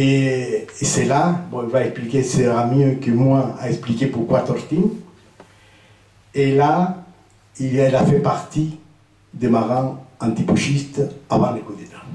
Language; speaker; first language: French; non-native, fluent; Spanish